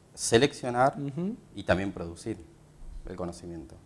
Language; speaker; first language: Spanish; native; Spanish